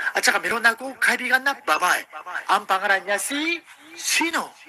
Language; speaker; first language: Filipino; non-native, learner; Japanese